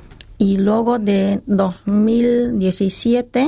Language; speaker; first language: Spanish; non-native, learner; Khmer